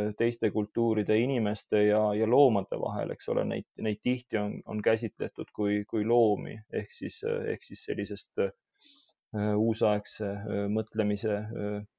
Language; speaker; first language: Estonian; native; Estonian